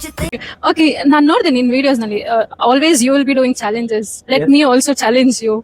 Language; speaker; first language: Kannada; non-native, local second language; Urdu